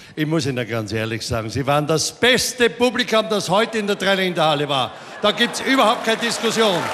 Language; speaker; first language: German; native; German